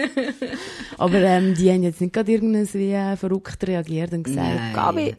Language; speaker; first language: German; native; German